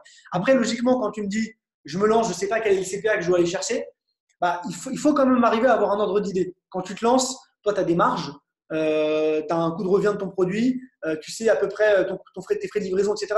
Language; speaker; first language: French; native; French